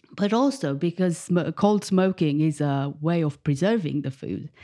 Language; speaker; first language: English; non-native, fluent; Romanian